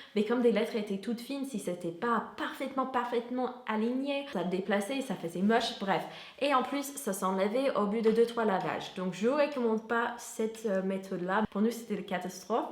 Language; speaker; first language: French; non-native, fluent; English